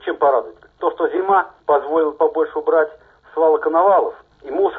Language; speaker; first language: Russian; native; Russian